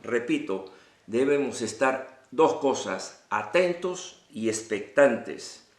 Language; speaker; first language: Spanish; native; Spanish